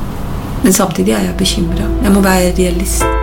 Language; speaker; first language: Norwegian; non-native, fluent; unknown